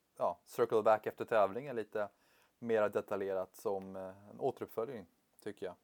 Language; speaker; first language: Swedish; native; Swedish